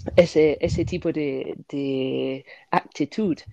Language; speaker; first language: Spanish; non-native, fluent; English